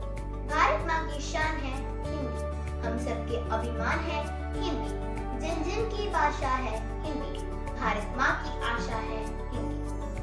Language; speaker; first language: Hindi; non-native, local second language; Malayalam